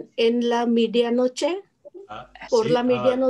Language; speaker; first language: Spanish; non-native, learner; English